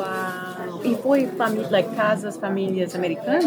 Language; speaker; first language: Portuguese; early bilingual, heritage; Portuguese